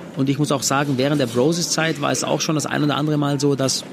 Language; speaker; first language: German; native; German